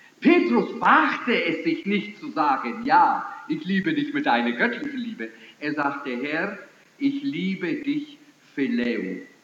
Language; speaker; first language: German; early bilingual, heritage; German